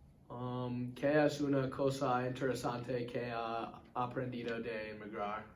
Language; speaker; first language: Spanish; non-native, learner; English